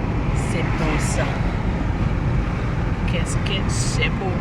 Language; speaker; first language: French; non-native, fluent; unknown